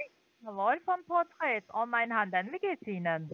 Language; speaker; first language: German; non-native, learner; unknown